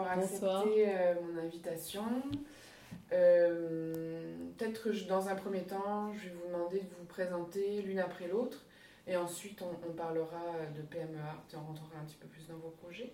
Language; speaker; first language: French; native; French